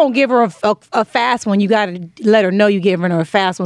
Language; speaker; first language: English; native; English